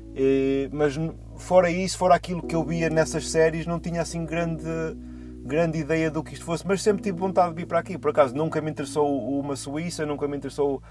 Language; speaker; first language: Portuguese; native; Portuguese